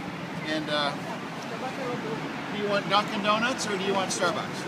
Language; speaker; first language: English; native; English